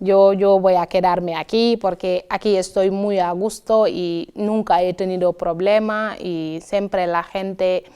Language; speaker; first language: Spanish; non-native, fluent; Wolof